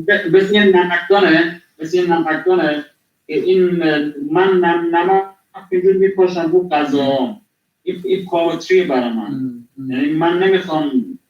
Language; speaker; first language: Persian; non-native, local second language; Kurdish